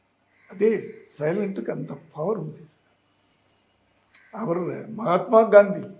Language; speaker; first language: Telugu; non-native, learner; Tamil